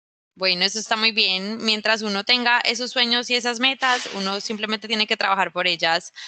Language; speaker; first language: Spanish; native; Spanish